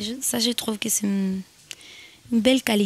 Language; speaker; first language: French; non-native, fluent; Spanish